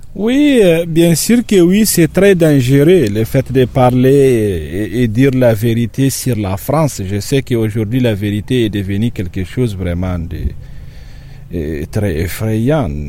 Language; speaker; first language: French; non-native, local second language; Tamasheq